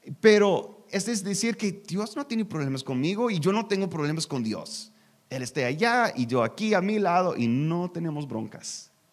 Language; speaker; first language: Spanish; non-native, learner; English